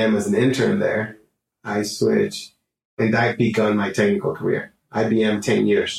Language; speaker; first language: English; non-native, fluent; Spanish